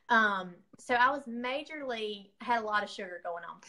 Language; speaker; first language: English; native; English